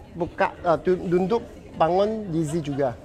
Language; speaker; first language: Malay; non-native, local second language; Chinese